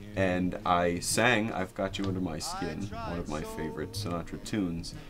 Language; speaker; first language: English; native; English